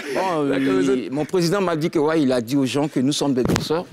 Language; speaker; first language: French; non-native, local second language; Dyula